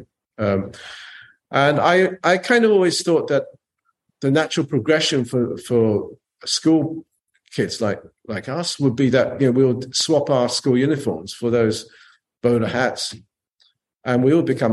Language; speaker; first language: English; native; English